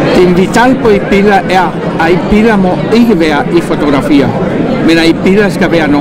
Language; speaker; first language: Danish; non-native, fluent; Spanish